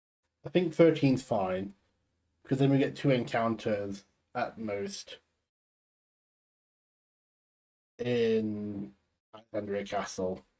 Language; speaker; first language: English; native; English